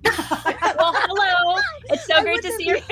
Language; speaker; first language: English; native; English